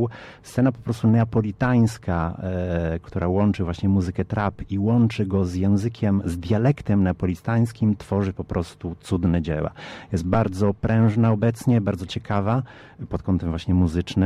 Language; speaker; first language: Polish; early bilingual, heritage; Polish